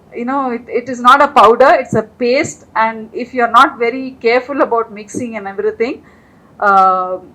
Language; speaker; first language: English; non-native, local second language; Telugu